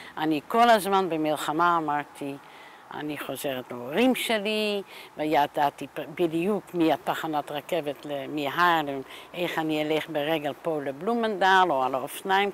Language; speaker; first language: Hebrew; non-native, fluent; Dutch